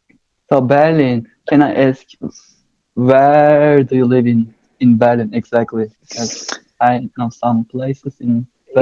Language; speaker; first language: English; non-native, learner; Turkish